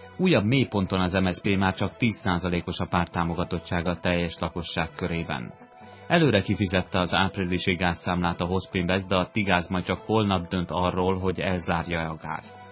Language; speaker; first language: Hungarian; native; Hungarian